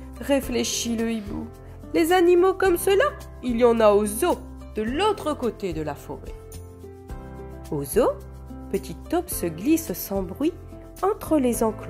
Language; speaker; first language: French; native; French